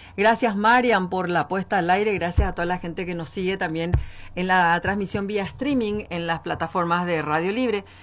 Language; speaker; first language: Spanish; native; Spanish